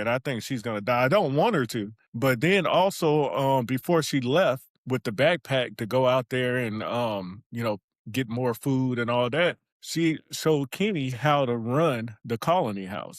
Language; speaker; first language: English; native; English